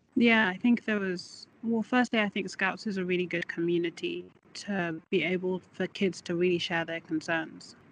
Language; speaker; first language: English; native; English